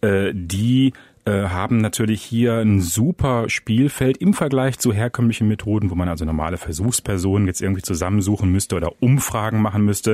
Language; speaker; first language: German; native; German